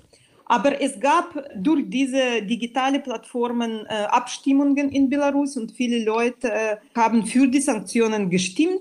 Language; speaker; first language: German; non-native, fluent; Russian